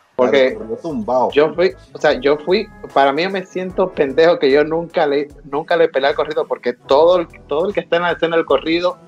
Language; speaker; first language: Spanish; native; Spanish